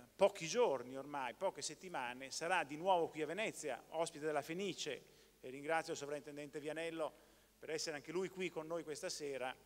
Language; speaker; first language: Italian; native; Italian